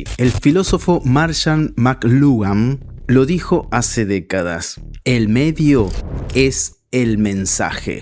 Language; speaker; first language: Spanish; native; Spanish